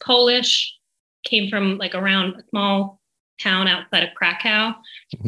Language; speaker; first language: English; native; English